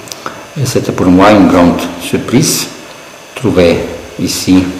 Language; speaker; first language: French; non-native, fluent; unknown